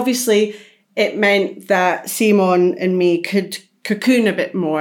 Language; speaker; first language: English; native; English